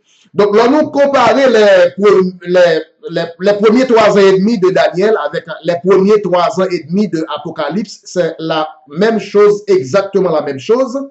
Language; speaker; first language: French; non-native, local second language; Haitian Creole